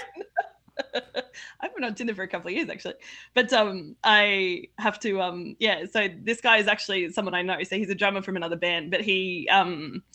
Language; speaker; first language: English; native; English